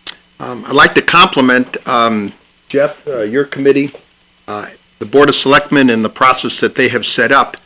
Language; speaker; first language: English; native; English